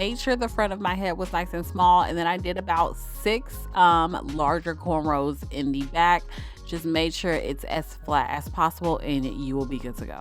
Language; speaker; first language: English; native; English